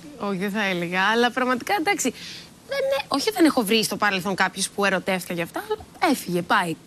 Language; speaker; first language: Greek; early bilingual, other home language; Dutch